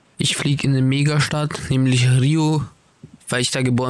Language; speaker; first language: German; early bilingual, other home language; Portuguese